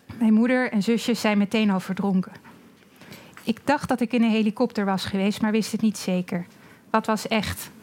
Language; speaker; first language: Dutch; native; Dutch